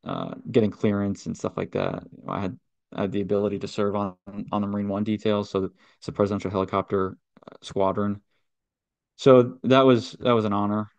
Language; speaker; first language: English; native; English